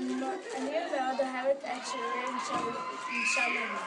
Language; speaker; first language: Hebrew; non-native, learner; English